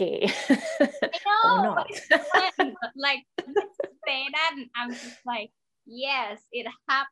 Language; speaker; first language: English; non-native, learner; Thai